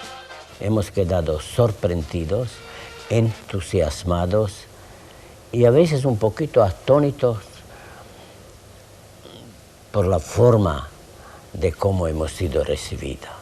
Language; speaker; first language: Spanish; non-native, fluent; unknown